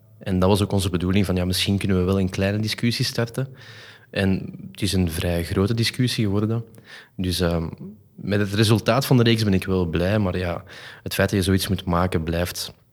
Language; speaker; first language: Dutch; native; Dutch